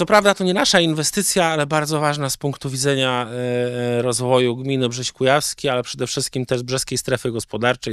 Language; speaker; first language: Polish; native; Polish